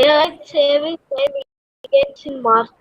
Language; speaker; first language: English; non-native, learner; Tamil